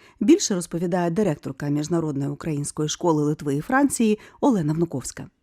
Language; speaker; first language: Ukrainian; native; Ukrainian